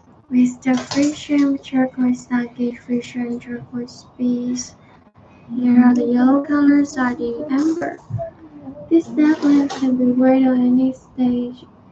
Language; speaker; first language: English; non-native, learner; Chinese